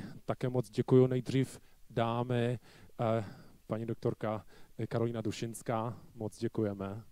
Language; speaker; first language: Czech; non-native, fluent; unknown